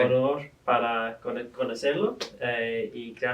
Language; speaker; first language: Spanish; non-native, fluent; English